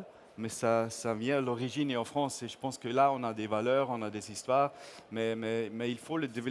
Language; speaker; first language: French; non-native, fluent; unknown